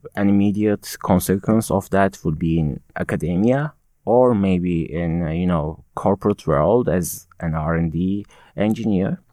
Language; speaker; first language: English; non-native, fluent; Turkish